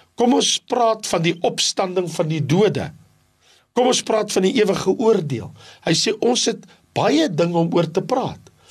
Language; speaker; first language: Afrikaans; native; Afrikaans